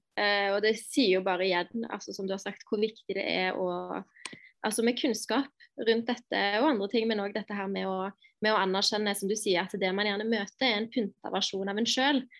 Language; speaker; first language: Norwegian; native; Norwegian